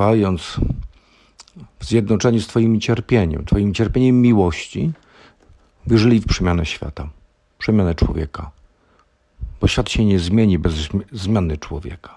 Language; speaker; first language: Polish; native; Polish